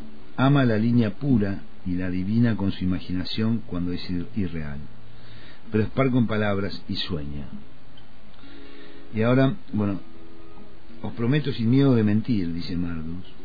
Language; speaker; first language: Spanish; native; Spanish